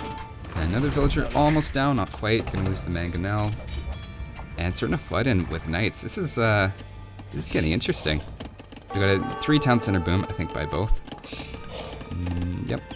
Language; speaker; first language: English; native; English